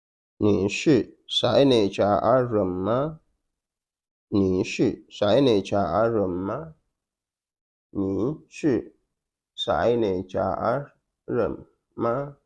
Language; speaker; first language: Chinese; non-native, fluent; Wolof